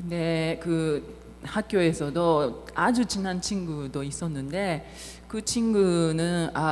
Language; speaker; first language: Korean; non-native, fluent; Japanese